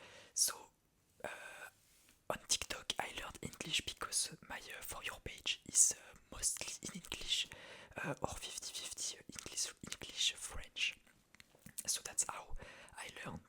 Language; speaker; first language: English; non-native, learner; French